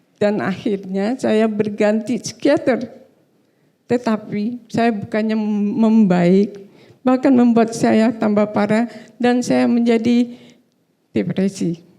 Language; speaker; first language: Indonesian; native; Indonesian